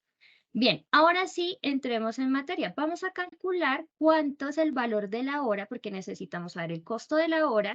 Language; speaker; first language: Spanish; native; Spanish